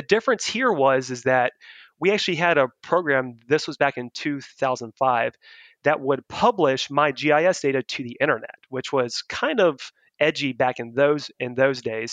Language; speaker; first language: English; native; English